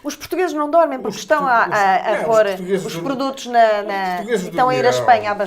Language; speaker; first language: Portuguese; native; Portuguese